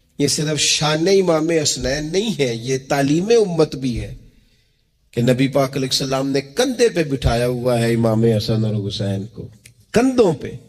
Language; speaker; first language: Urdu; non-native, local second language; Punjabi